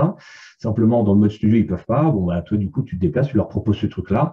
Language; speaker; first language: French; native; French